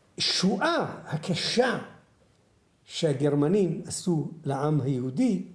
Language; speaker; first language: Hebrew; non-native, local second language; Adyghe